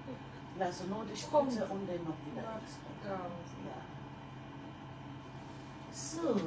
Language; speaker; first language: German; non-native, learner; French